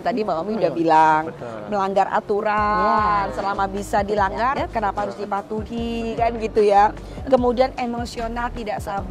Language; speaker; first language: Indonesian; native; Indonesian